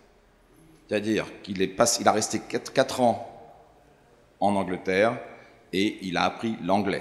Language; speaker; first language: French; native; French